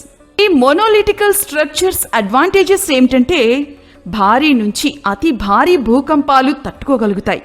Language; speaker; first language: Telugu; native; Telugu